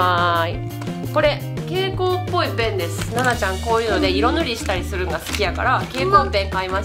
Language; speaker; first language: Japanese; native; Japanese